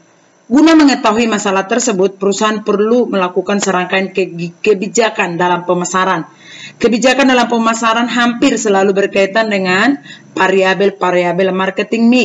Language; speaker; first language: Indonesian; native; Indonesian